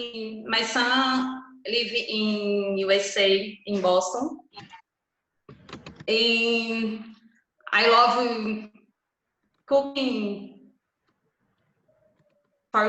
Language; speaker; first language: English; non-native, learner; Portuguese